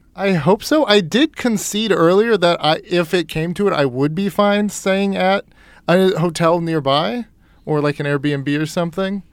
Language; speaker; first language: English; native; English